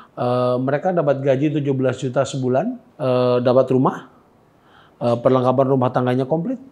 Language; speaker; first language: Indonesian; native; Indonesian